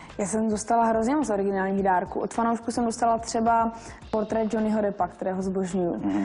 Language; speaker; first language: Czech; non-native, local second language; Polish